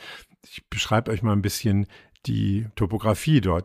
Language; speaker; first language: German; native; German